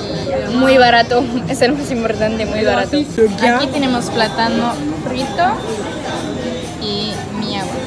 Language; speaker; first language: Spanish; non-native, learner; French